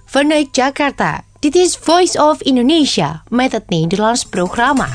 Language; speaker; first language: Dutch; non-native, fluent; Indonesian